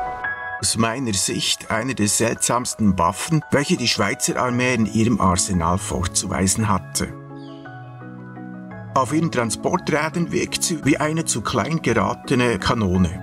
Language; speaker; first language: German; native; German